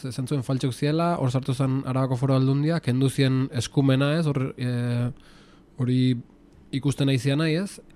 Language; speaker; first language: Basque; native; Basque